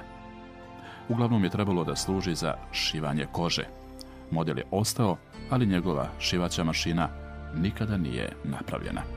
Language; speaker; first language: Croatian; native; Croatian